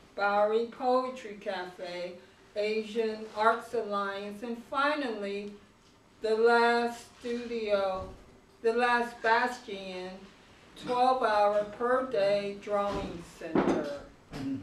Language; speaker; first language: English; native; English